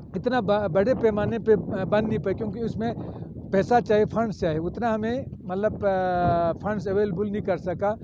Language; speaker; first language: Urdu; non-native, local second language; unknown